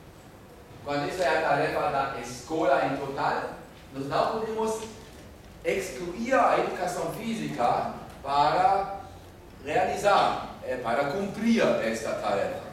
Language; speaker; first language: Portuguese; non-native, fluent; German